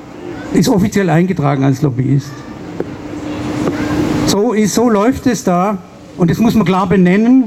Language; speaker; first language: German; native; German